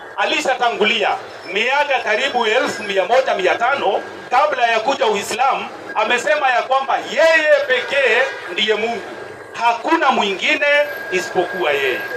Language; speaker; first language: Swahili; non-native, local second language; Kikuyu